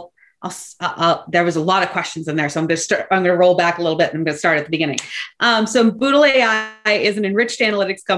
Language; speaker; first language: English; native; English